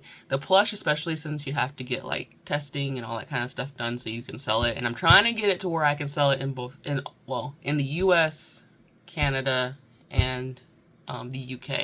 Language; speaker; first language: English; native; English